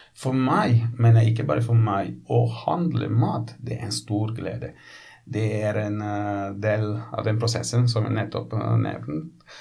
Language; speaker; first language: Norwegian; non-native, fluent; Italian